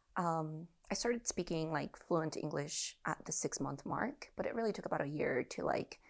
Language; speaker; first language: English; early bilingual, other home language; Spanish